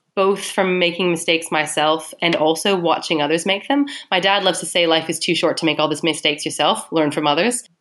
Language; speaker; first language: English; native; English